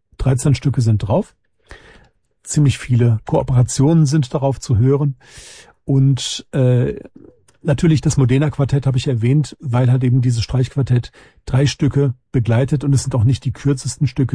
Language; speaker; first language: German; native; German